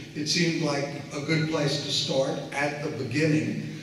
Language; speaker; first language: English; native; English